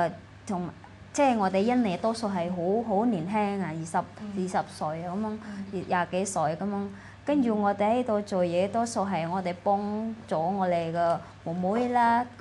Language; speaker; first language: Cantonese; non-native, fluent; Indonesian